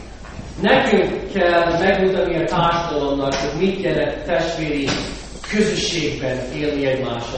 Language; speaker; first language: Hungarian; non-native, fluent; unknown